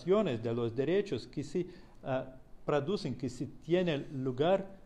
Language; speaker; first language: Spanish; non-native, fluent; Russian